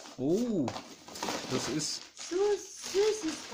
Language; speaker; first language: German; native; German